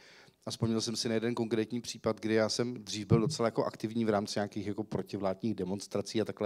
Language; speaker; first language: Czech; native; Czech